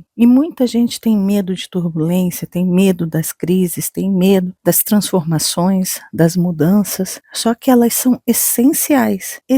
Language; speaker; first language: Portuguese; native; Portuguese